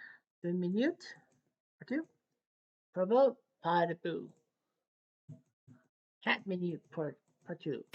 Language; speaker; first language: French; non-native, learner; English